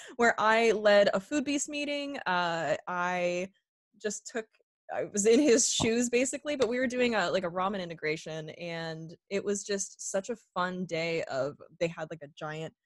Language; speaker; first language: English; native; English